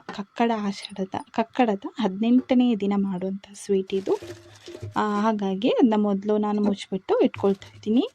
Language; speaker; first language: Kannada; non-native, local second language; Kodava